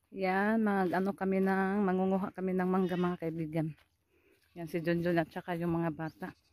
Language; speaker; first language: Filipino; non-native, local second language; Cebuano